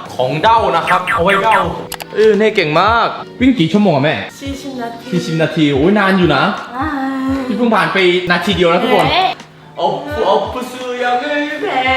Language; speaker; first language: Thai; non-native, fluent; Korean